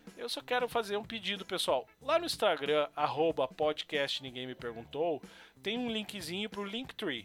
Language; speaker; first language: Portuguese; native; Portuguese